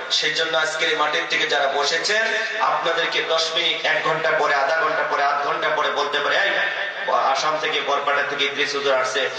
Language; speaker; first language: Bangla; non-native, local second language; Assamese